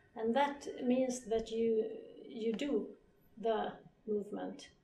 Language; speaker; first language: English; non-native, fluent; Polish